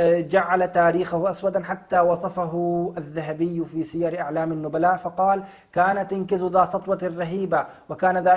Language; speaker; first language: Arabic; native; Arabic